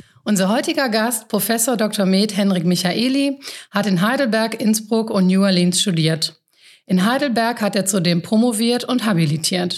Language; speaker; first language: German; native; German